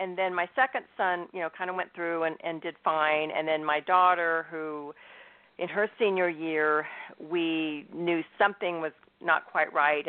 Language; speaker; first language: English; native; English